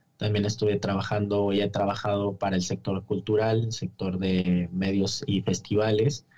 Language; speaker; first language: Spanish; native; Spanish